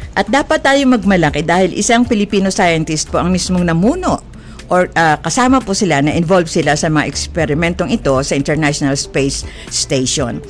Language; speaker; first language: Filipino; native; Filipino